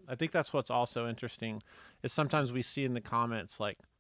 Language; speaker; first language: English; native; English